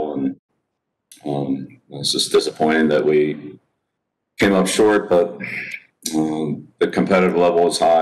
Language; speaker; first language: English; native; English